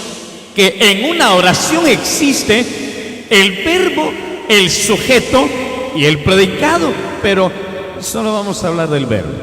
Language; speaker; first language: Spanish; native; Spanish